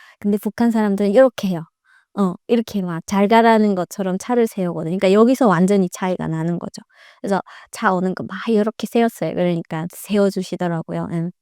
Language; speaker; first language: Korean; native; Korean